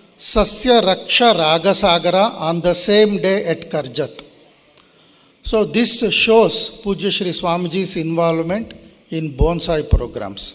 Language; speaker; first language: English; non-native, local second language; Kannada